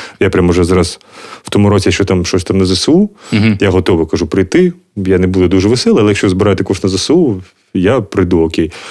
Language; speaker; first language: Ukrainian; native; Ukrainian